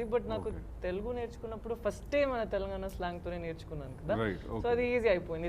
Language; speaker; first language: Telugu; non-native, local second language; Tamil